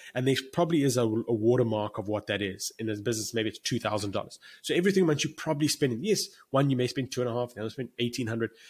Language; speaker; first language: English; native; English